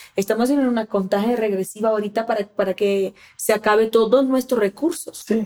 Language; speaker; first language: Spanish; non-native, fluent; Portuguese